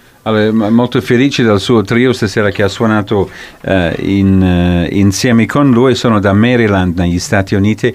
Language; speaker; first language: Italian; non-native, fluent; English